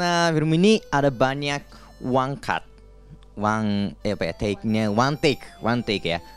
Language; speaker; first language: Indonesian; non-native, fluent; Japanese